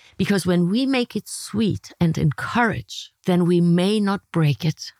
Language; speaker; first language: English; non-native, fluent; German